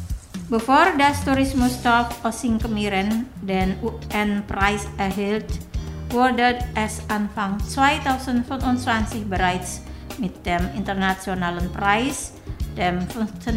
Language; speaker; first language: German; non-native, fluent; Indonesian